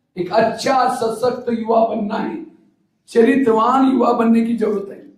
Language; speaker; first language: Hindi; non-native, local second language; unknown